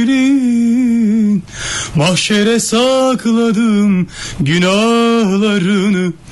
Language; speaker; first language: Turkish; early bilingual, heritage; Turkish